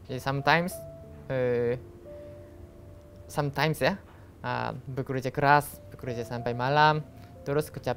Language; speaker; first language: Indonesian; non-native, learner; Japanese